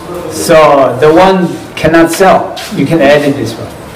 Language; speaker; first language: English; non-native, fluent; Korean